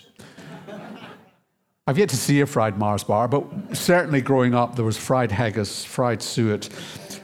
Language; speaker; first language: English; native; English